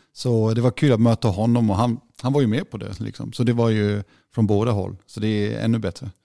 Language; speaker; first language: Swedish; non-native, fluent; German